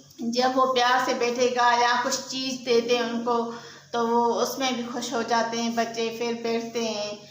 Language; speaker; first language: Urdu; non-native, local second language; Sindhi